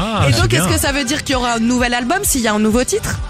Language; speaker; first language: French; native; French